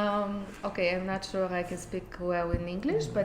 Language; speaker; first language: English; non-native, learner; Bulgarian